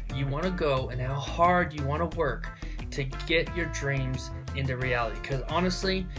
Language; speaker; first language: English; native; English